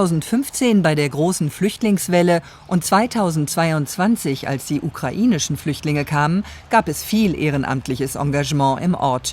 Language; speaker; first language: German; native; German